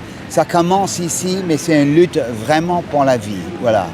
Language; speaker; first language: French; non-native, fluent; English